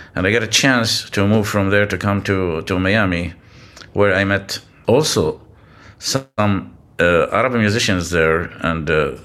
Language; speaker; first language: English; non-native, fluent; Arabic